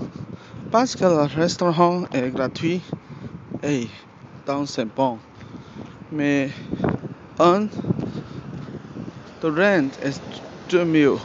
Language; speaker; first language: French; non-native, learner; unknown